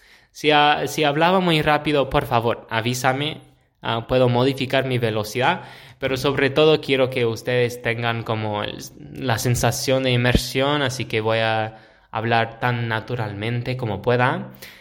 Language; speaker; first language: Spanish; non-native, fluent; English